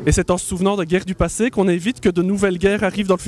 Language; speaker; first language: French; native; French